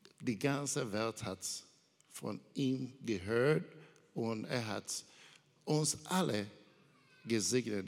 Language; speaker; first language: German; non-native, learner; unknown